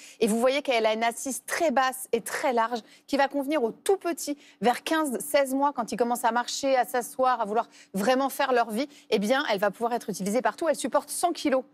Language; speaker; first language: French; native; French